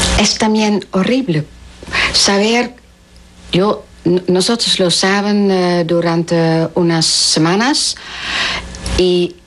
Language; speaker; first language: Spanish; non-native, learner; Dutch